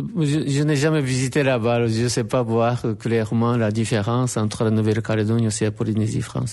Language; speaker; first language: French; non-native, fluent; Japanese